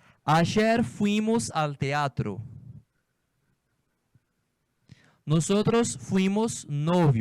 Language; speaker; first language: Spanish; non-native, fluent; Portuguese